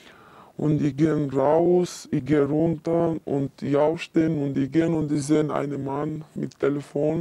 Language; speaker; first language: German; non-native, learner; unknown